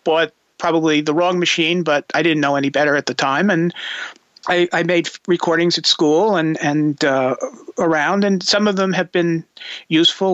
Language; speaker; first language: English; native; English